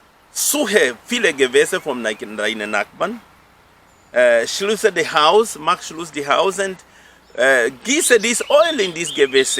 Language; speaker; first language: German; non-native, fluent; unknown